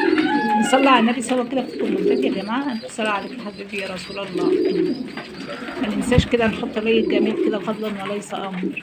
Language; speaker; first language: Arabic; native; Arabic